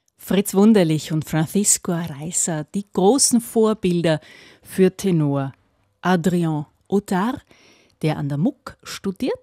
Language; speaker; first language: German; native; German